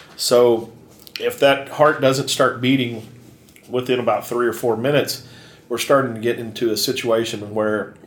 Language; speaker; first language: English; native; English